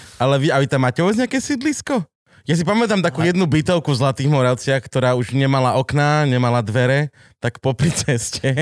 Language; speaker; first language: Slovak; native; Slovak